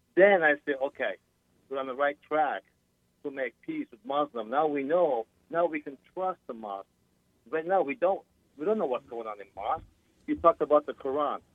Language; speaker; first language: English; non-native, fluent; Arabic